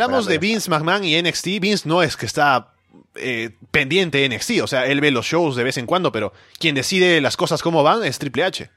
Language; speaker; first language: Spanish; native; Spanish